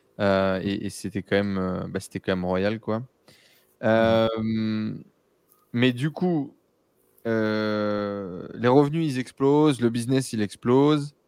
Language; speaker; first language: French; native; French